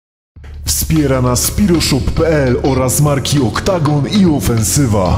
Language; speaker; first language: Polish; native; Polish